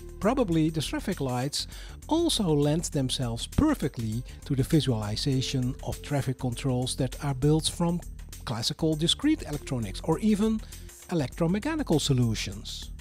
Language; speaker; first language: English; non-native, fluent; Dutch